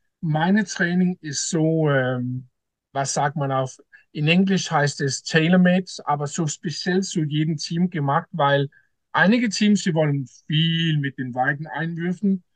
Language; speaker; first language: German; non-native, learner; Danish